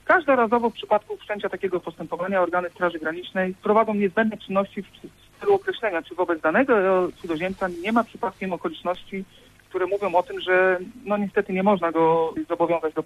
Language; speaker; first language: Polish; native; Polish